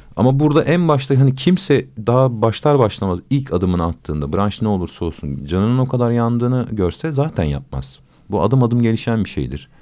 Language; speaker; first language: Turkish; native; Turkish